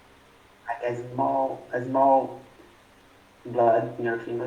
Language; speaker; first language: English; non-native, fluent; Portuguese